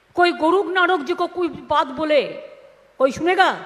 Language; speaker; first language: Hindi; non-native, local second language; Bangla